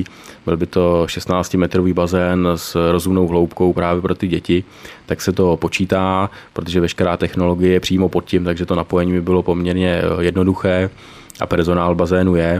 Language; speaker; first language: Czech; native; Czech